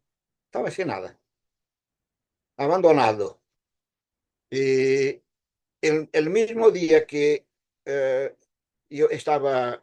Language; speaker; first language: Spanish; non-native, fluent; Portuguese